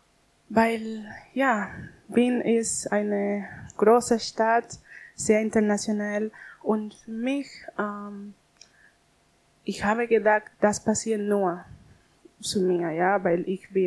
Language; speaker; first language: German; non-native, learner; Spanish